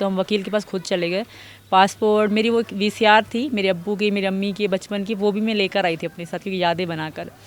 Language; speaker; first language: Urdu; non-native, local second language; Sindhi